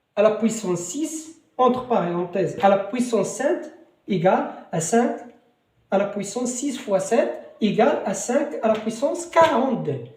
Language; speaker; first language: French; non-native, local second language; Arabic